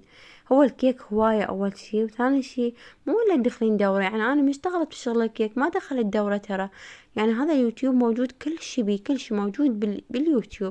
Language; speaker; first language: Arabic; native; Arabic